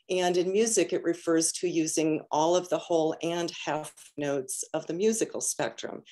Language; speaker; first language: English; native; English